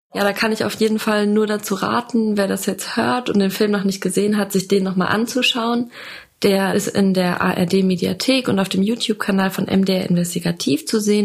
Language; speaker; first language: German; native; German